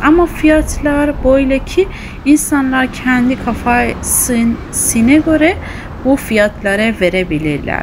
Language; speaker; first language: Turkish; early bilingual, heritage; Turkish